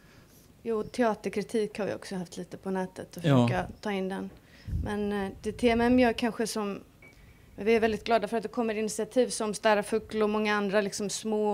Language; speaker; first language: Swedish; non-native, fluent; Icelandic